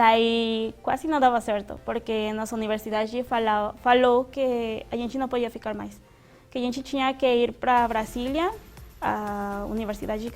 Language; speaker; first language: Portuguese; non-native, fluent; Spanish